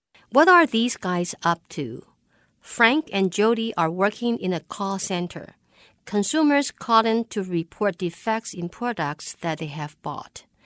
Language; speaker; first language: English; non-native, fluent; Chinese